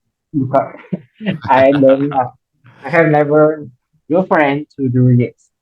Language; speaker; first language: English; non-native, learner; Vietnamese